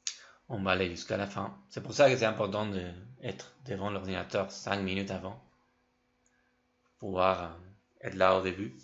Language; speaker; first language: French; non-native, fluent; Spanish